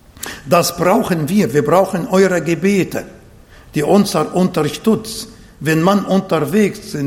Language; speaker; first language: German; non-native, fluent; Arabic